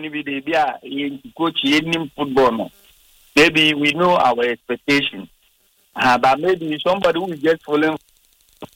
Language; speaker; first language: English; non-native, local second language; Akan